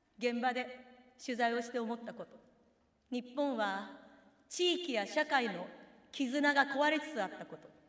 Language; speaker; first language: Japanese; native; Japanese